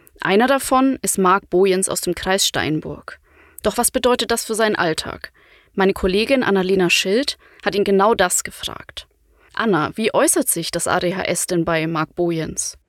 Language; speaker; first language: German; native; German